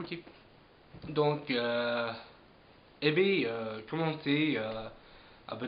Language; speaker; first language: French; non-native, fluent; English